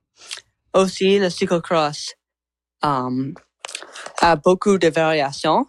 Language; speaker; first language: French; non-native, learner; English